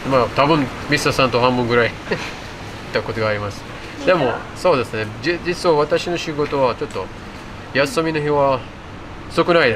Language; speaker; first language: Japanese; non-native, learner; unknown